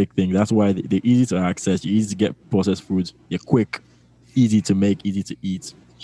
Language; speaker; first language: English; non-native, local second language; Yoruba